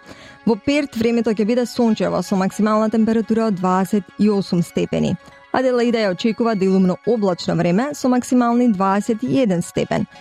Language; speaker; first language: Macedonian; native; Macedonian